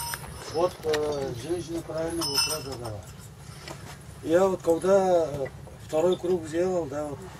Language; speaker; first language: Russian; non-native, local second language; Tuvinian